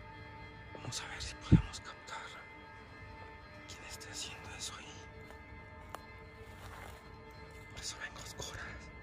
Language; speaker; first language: Spanish; native; Spanish